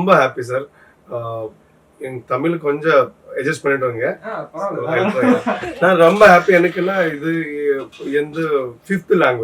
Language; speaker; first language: Tamil; non-native, learner; Tulu